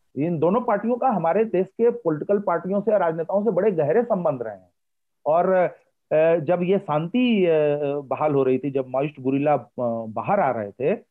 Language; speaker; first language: Hindi; native; Hindi